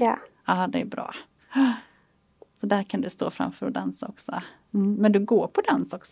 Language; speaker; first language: Swedish; native; Swedish